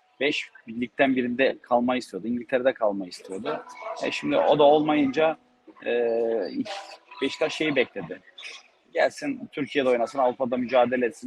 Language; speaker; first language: Turkish; native; Turkish